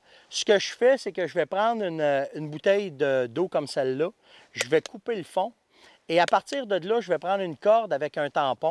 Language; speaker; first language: French; native; French